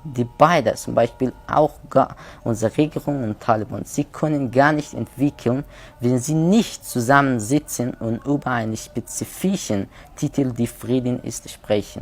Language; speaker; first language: German; non-native, learner; Persian